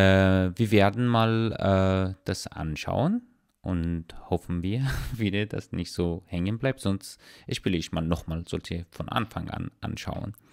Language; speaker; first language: German; non-native, learner; Persian